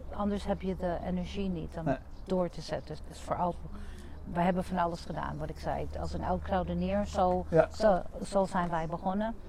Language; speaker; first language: Dutch; non-native, fluent; English